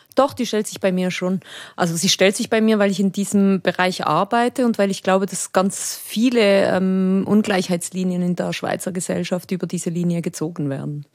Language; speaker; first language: German; early bilingual, other home language; Spanish